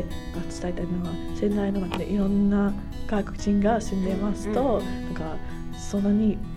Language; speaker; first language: Japanese; non-native, learner; English